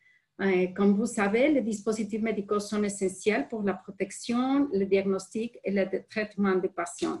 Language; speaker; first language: French; non-native, fluent; Spanish